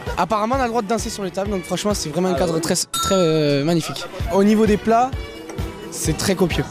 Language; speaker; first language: French; native; French